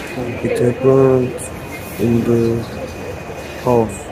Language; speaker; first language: English; non-native, learner; Turkish